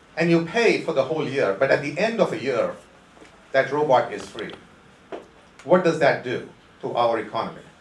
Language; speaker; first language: English; non-native, local second language; Konkani